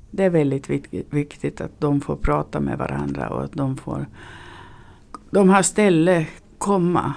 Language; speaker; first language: Swedish; non-native, learner; Finnish